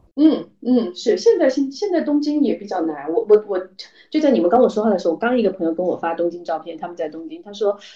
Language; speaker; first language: Chinese; native; Chinese